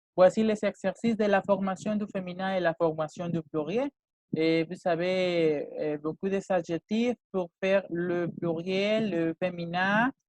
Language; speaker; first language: French; non-native, fluent; Spanish